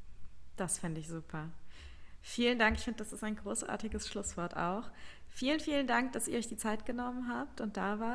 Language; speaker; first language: German; native; German